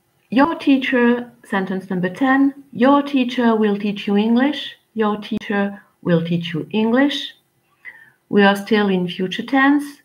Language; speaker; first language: English; non-native, fluent; French